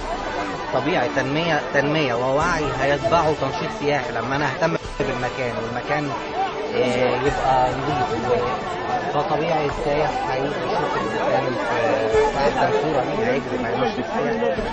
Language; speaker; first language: Arabic; native; Arabic